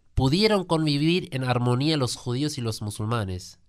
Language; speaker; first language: Spanish; non-native, fluent; German